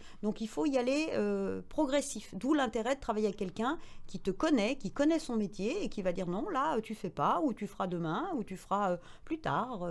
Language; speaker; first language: French; native; French